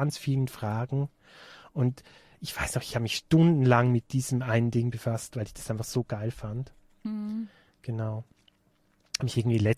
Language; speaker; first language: German; native; German